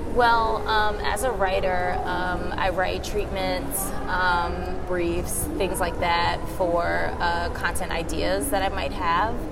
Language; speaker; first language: English; native; English